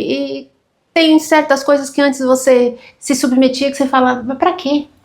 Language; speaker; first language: Portuguese; native; Portuguese